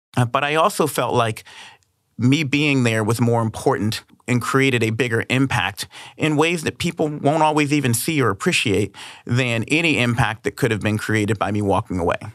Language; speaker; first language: English; native; English